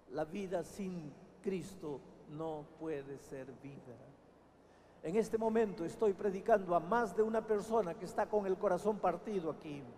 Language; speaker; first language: Spanish; native; Spanish